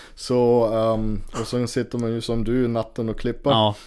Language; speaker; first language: Swedish; non-native, fluent; German